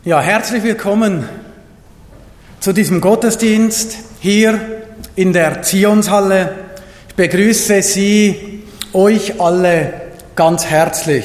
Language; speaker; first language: German; native; German